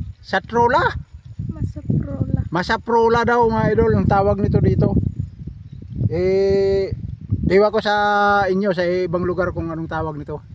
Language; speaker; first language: Filipino; non-native, local second language; Surigaonon